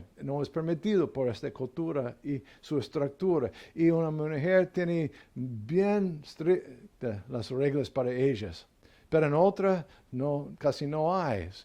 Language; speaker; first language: Spanish; non-native, fluent; English